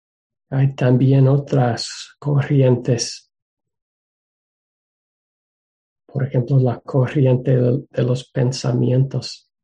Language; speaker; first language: Spanish; non-native, fluent; English